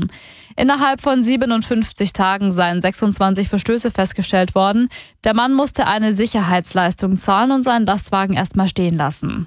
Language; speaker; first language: German; native; German